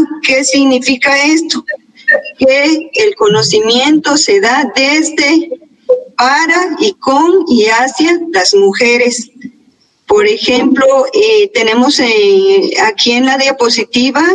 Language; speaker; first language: Spanish; native; Spanish